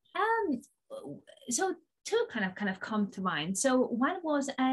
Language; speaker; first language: English; non-native, fluent; Polish